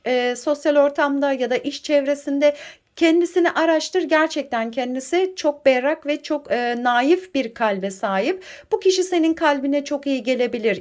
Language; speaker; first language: Turkish; native; Turkish